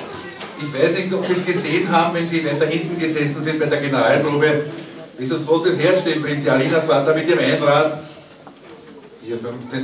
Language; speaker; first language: German; native; German